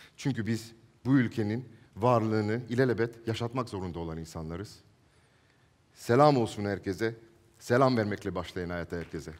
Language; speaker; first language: Turkish; non-native, local second language; Italian